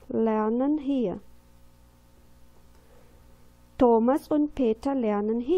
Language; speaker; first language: German; non-native, fluent; Portuguese